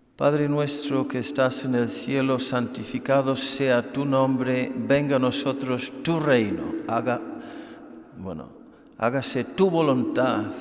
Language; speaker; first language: Spanish; non-native, fluent; English